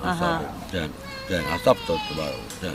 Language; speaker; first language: Hebrew; non-native, fluent; Romanian